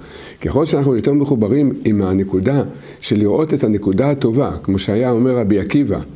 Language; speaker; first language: Hebrew; native; Hebrew